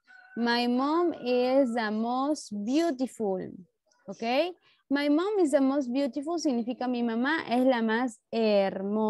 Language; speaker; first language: English; non-native, learner; Spanish